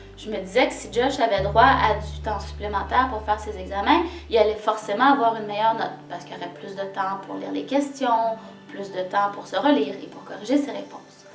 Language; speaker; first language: French; native; French